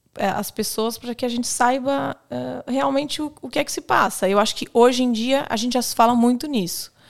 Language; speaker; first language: Portuguese; native; Portuguese